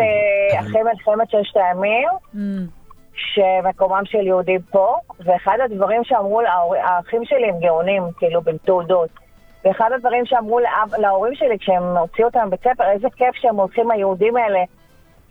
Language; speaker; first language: Hebrew; early bilingual, other home language; French